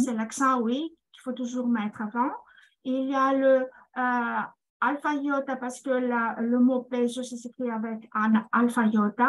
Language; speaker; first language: French; non-native, fluent; Greek